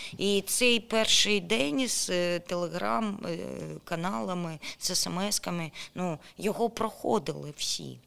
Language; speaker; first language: Ukrainian; non-native, local second language; Russian